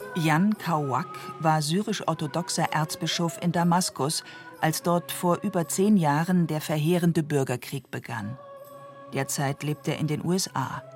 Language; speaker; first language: German; native; German